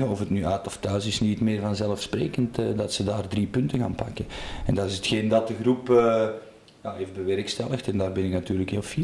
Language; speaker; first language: Dutch; native; Dutch